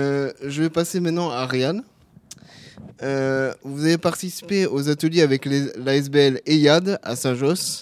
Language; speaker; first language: French; native; French